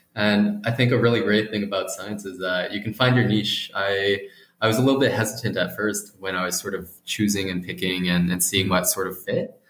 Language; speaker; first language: English; native; English